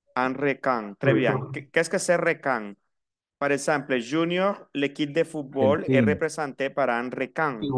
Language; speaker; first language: Spanish; native; Spanish